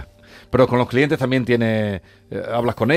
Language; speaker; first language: Spanish; native; Spanish